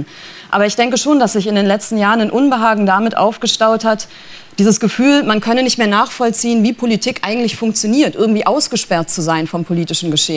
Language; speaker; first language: German; native; German